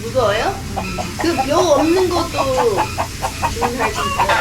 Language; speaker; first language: Korean; non-native, learner; English